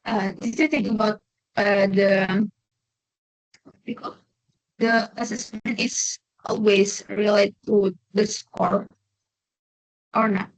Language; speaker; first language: English; non-native, learner; Indonesian